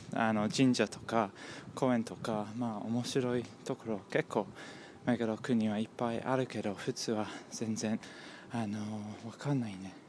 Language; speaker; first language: Japanese; non-native, learner; English